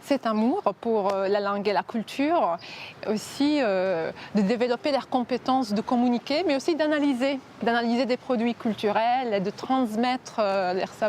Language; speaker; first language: French; non-native, fluent; Maltese